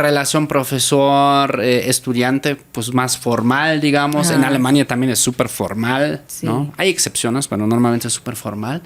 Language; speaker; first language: Spanish; native; Spanish